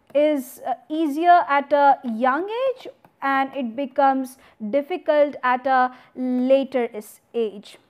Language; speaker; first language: English; non-native, local second language; Hindi